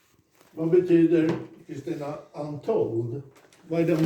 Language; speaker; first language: Swedish; native; Swedish